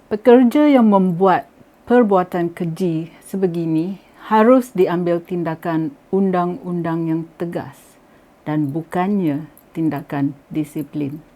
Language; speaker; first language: Malay; native; Malay